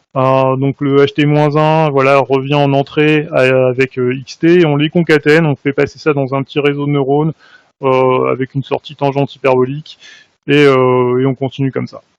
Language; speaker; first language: French; native; French